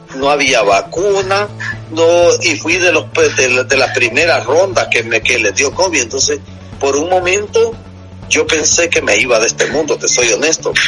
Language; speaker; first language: Spanish; native; Spanish